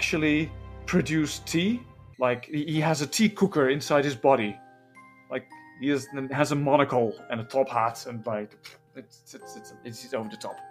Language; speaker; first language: English; non-native, fluent; Dutch